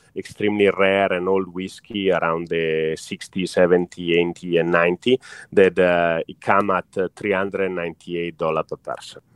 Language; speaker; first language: English; non-native, fluent; Italian